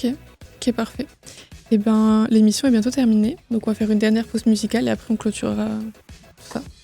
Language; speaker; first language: French; native; French